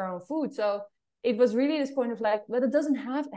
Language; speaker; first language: English; non-native, fluent; Dutch